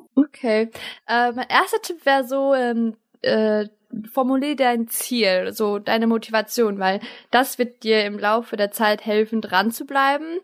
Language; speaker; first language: German; early bilingual, other home language; Turkish